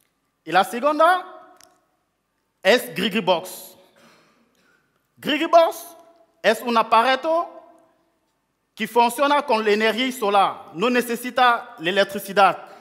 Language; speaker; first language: Spanish; non-native, fluent; French